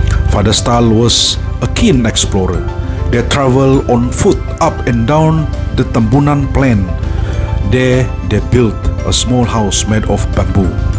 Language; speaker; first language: English; non-native, local second language; Malay